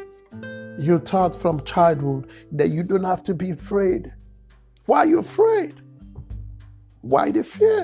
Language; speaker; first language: English; non-native, local second language; Yoruba